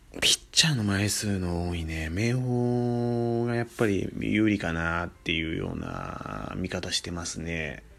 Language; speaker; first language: Japanese; native; Japanese